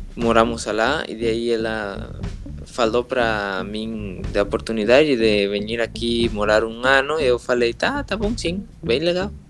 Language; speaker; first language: Portuguese; non-native, learner; Spanish